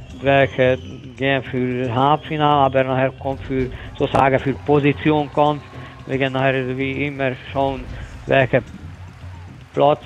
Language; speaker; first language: German; non-native, learner; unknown